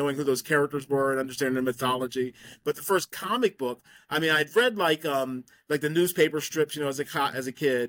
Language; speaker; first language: English; native; English